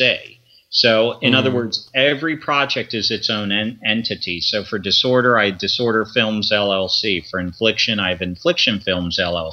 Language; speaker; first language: English; native; English